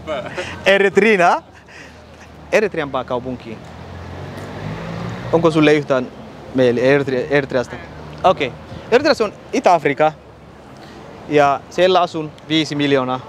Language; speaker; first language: Finnish; non-native, learner; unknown